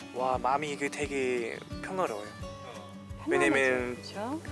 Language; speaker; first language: Korean; non-native, fluent; German